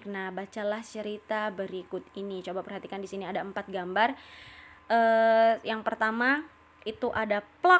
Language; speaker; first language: Indonesian; native; Indonesian